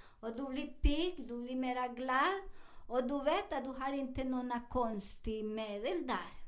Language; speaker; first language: Swedish; non-native, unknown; Spanish